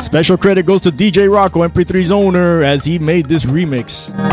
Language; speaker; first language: English; native; English